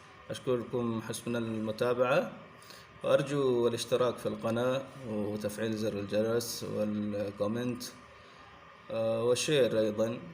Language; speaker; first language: Arabic; non-native, fluent; Sindhi